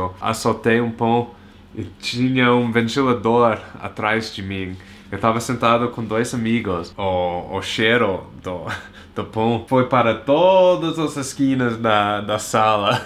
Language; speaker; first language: Portuguese; non-native, learner; English